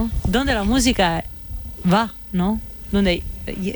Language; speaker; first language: Spanish; non-native, fluent; Italian